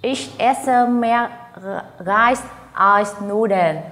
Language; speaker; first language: German; non-native, fluent; Vietnamese